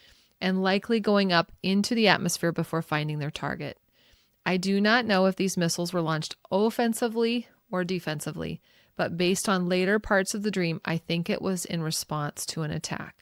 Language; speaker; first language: English; native; English